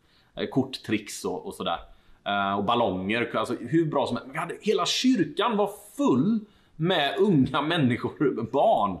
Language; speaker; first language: Swedish; native; Swedish